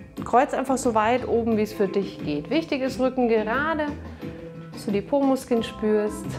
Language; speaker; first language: German; native; German